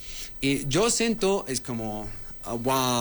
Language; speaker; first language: Spanish; non-native, learner; Arabic